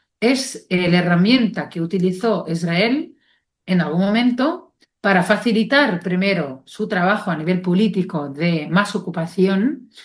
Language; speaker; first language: Spanish; non-native, fluent; Arabic